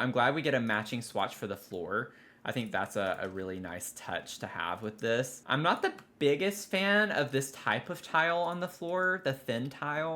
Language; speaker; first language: English; native; English